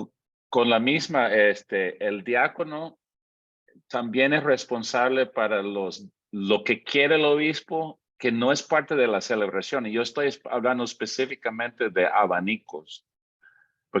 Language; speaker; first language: Spanish; non-native, fluent; English